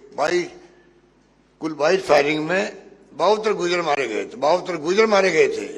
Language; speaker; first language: Hindi; native; Hindi